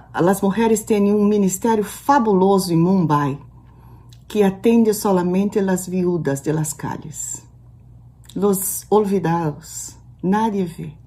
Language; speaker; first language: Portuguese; non-native, fluent; Spanish